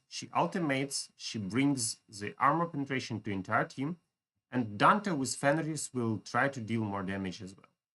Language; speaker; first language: English; non-native, fluent; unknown